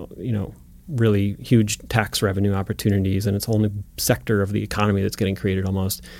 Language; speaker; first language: English; native; English